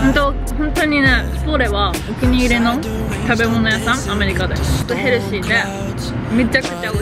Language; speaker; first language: Japanese; native; Japanese